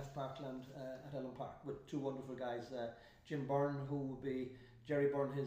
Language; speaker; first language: English; native; English